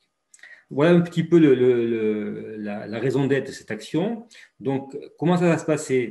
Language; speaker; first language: French; native; French